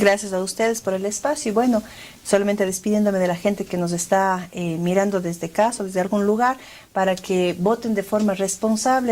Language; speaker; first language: Spanish; native; Spanish